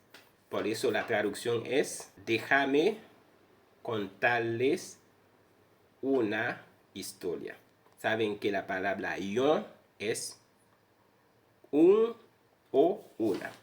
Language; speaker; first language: Spanish; non-native, fluent; Haitian Creole